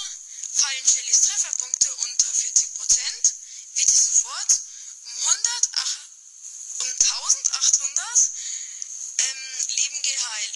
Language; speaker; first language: German; native; German